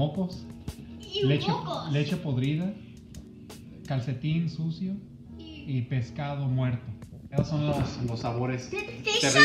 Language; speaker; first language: Spanish; early bilingual, other home language; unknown